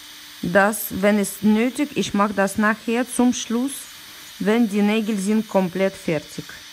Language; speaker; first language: German; non-native, learner; Russian